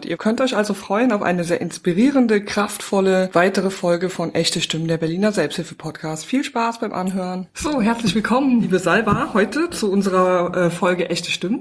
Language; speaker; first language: German; native; German